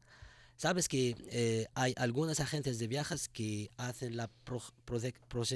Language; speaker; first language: Spanish; non-native, fluent; Arabic